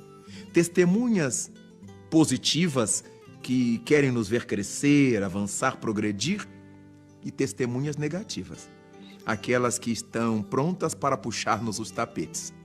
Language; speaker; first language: Portuguese; native; Portuguese